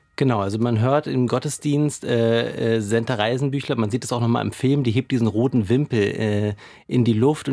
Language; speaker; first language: German; native; German